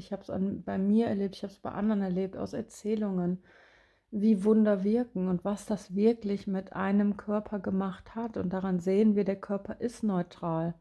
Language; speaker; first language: German; native; German